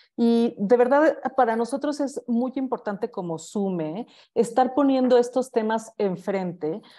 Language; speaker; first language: Spanish; native; Spanish